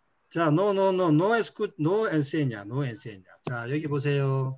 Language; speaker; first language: Spanish; non-native, learner; Korean